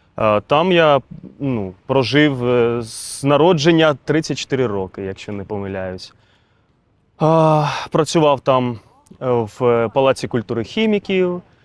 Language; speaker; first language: Ukrainian; non-native, local second language; Russian